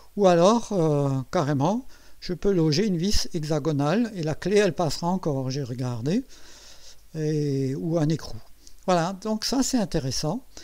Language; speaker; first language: French; native; French